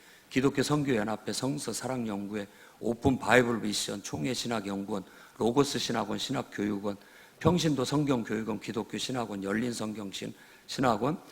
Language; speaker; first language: Korean; native; Korean